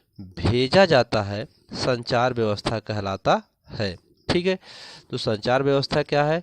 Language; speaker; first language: Hindi; native; Hindi